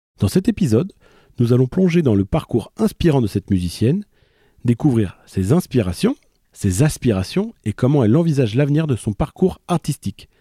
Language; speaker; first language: French; native; French